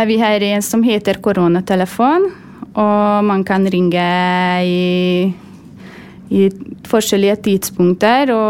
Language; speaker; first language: Norwegian; non-native, fluent; Hungarian